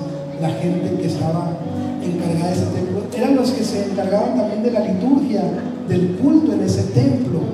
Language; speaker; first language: Spanish; native; Spanish